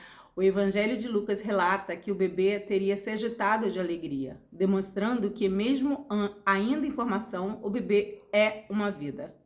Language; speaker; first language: Portuguese; native; Portuguese